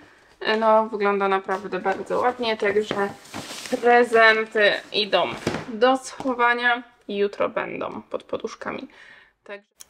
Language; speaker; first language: Polish; native; Polish